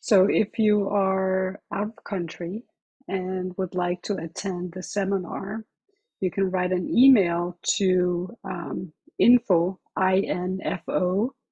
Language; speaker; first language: English; non-native, fluent; Danish